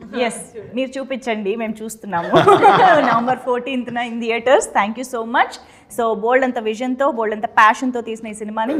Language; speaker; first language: Telugu; native; Telugu